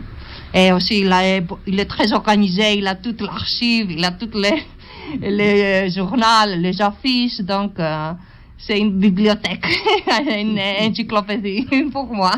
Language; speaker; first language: French; non-native, learner; Greek